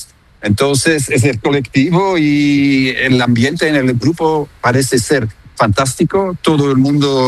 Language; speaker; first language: Spanish; non-native, fluent; Dutch